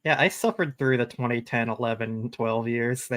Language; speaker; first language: English; native; English